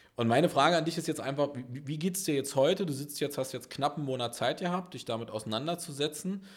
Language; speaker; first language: German; native; German